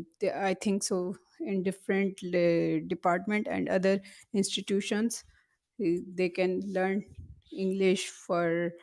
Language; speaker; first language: English; non-native, learner; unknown